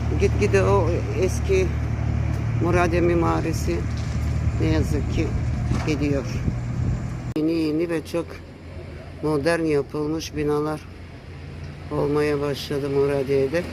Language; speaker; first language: Turkish; early bilingual, heritage; Turkish